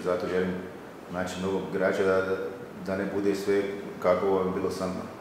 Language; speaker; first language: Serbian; non-native, fluent; Portuguese